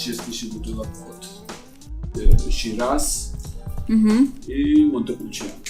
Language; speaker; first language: Russian; non-native, fluent; Georgian